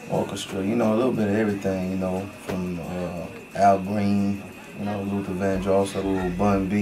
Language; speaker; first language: English; native; English